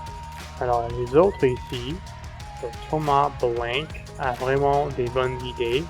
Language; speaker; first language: French; non-native, fluent; English